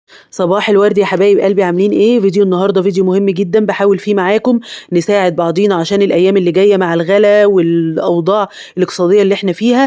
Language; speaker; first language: Arabic; native; Arabic